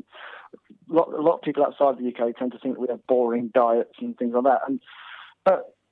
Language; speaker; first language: English; native; English